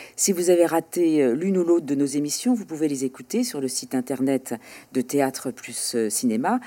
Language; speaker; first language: French; native; French